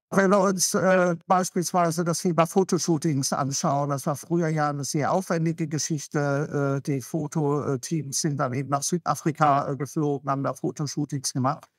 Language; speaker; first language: German; native; German